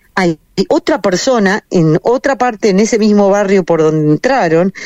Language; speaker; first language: Spanish; native; Spanish